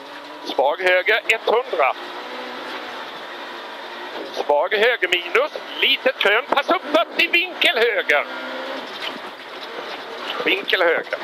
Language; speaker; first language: Swedish; native; Swedish